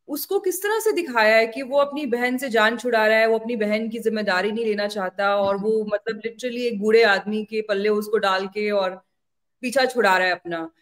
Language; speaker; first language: Hindi; native; Hindi